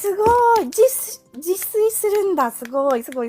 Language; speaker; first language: Japanese; non-native, fluent; Filipino